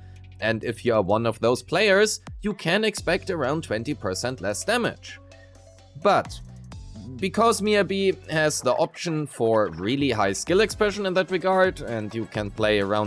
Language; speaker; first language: English; non-native, fluent; German